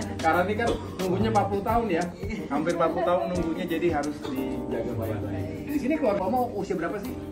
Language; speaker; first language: Indonesian; native; Indonesian